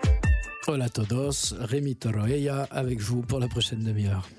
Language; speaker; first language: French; native; French